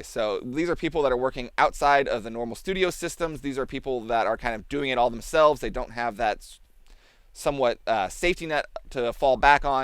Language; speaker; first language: English; native; English